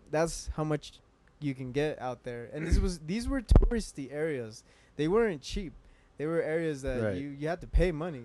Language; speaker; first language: English; native; English